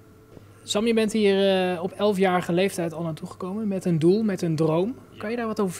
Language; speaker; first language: Dutch; native; Dutch